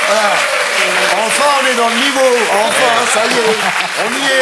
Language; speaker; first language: French; native; French